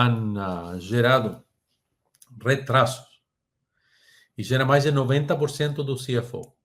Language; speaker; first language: Portuguese; non-native, fluent; Spanish